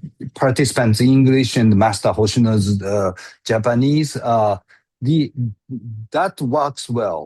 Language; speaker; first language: English; non-native, learner; Japanese